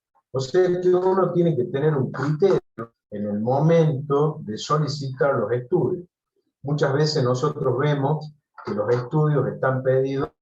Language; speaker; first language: Spanish; native; Spanish